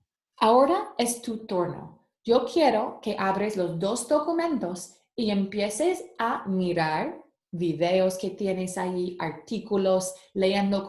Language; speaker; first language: Spanish; early bilingual, heritage; Spanish